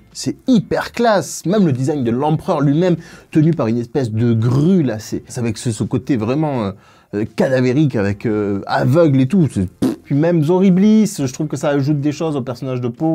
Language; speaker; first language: French; native; French